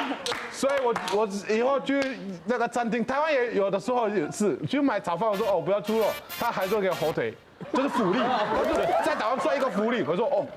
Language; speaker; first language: Chinese; non-native, fluent; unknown